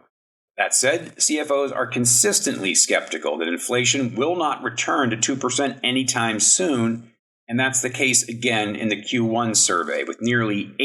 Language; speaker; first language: English; native; English